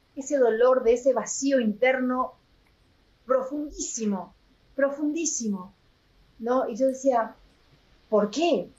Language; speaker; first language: Spanish; native; Spanish